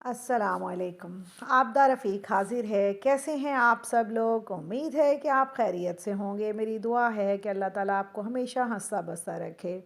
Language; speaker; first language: Urdu; non-native, local second language; Punjabi